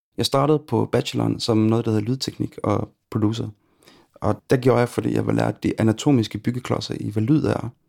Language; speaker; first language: Danish; early bilingual, other home language; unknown